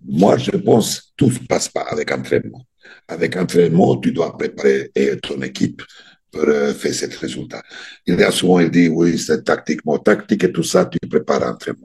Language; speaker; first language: French; non-native, fluent; Serbian